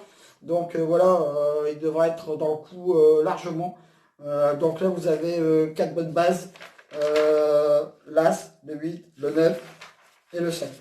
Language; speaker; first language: French; native; French